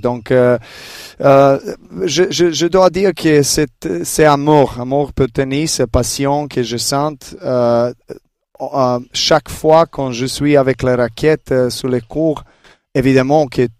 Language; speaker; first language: French; non-native, learner; Serbian